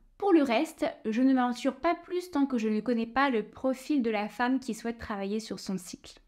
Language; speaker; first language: French; native; French